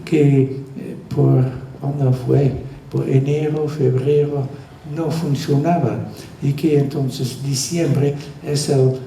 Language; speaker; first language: Spanish; non-native, fluent; Dutch